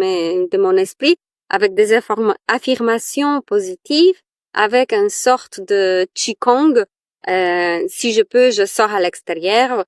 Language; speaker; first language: French; non-native, fluent; Polish